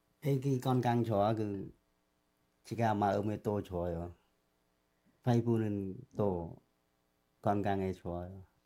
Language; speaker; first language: Korean; non-native, learner; Khmer